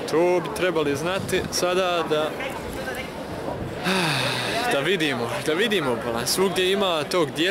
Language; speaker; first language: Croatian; early bilingual, heritage; Croatian